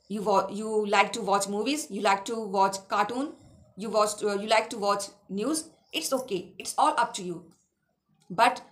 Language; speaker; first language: English; non-native, local second language; Awadhi